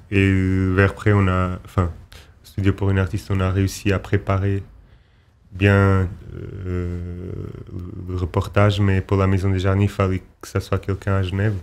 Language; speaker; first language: French; non-native, fluent; Portuguese